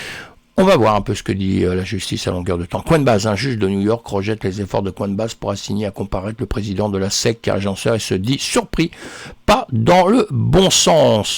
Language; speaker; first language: French; native; French